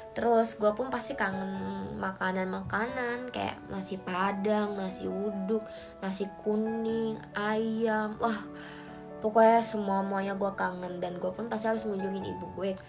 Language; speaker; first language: Indonesian; native; Indonesian